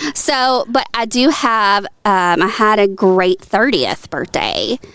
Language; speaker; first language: English; native; English